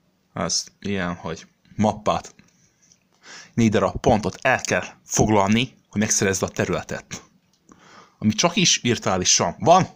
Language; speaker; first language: Hungarian; non-native, learner; Serbian